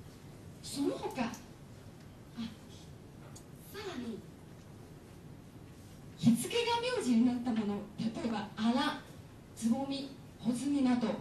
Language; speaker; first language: Japanese; non-native, fluent; Chinese